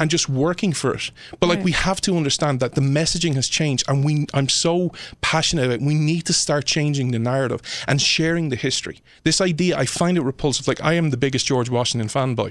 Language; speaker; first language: English; native; English